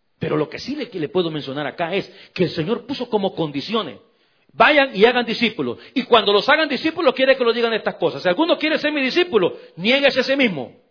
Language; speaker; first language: Spanish; native; Spanish